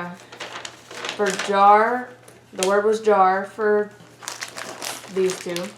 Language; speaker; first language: English; native; English